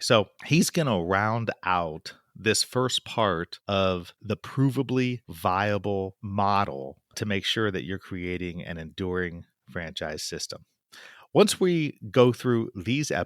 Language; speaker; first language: English; native; English